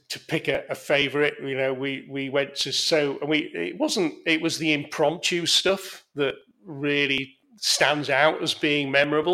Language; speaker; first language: English; native; English